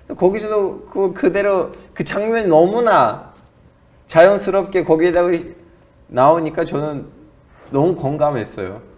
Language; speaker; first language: Korean; non-native, fluent; Turkish